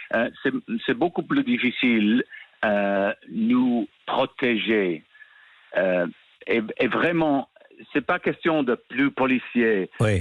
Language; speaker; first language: French; non-native, fluent; English